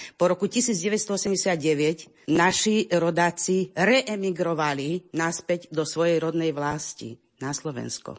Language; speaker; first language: Slovak; early bilingual, heritage; Slovak